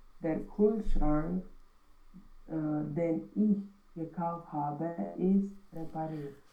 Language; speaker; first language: German; non-native, learner; Romanian